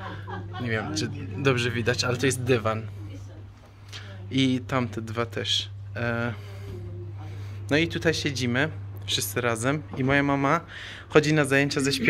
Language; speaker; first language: Polish; non-native, fluent; Persian